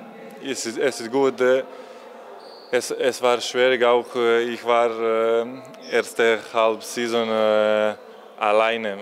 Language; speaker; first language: German; non-native, learner; Croatian